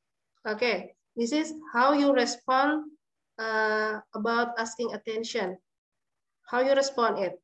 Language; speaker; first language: English; non-native, learner; Indonesian